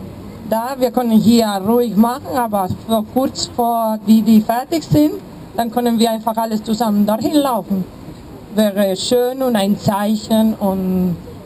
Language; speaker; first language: German; non-native, fluent; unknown